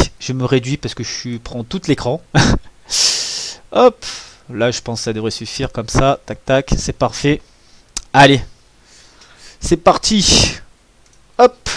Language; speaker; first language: French; native; French